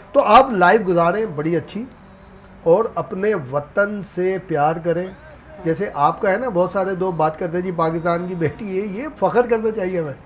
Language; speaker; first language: Urdu; non-native, local second language; Sindhi